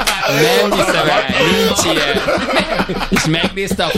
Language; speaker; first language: Hungarian; native; Hungarian